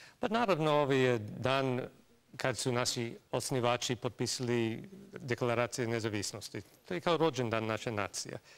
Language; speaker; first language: Serbian; non-native, fluent; English